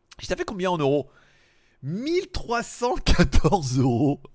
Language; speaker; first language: French; native; French